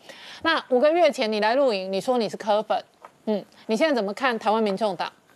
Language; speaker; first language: Chinese; native; Chinese